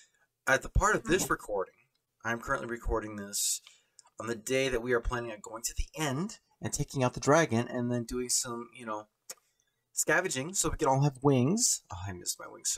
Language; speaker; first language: English; native; English